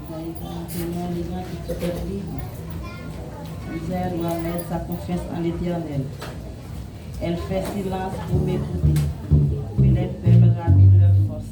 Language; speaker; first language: French; non-native, local second language; Haitian Creole